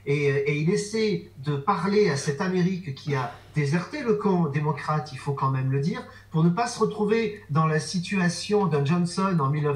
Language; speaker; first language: French; native; French